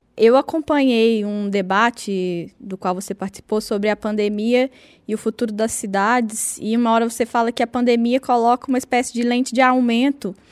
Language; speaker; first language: Portuguese; native; Portuguese